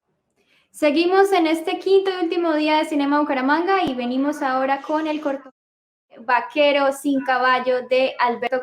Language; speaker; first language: Spanish; native; Spanish